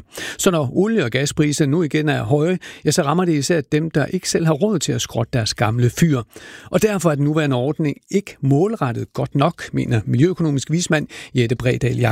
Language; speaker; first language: Danish; native; Danish